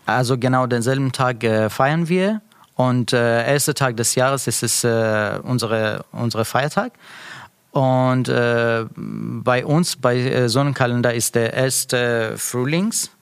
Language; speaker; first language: German; non-native, learner; Persian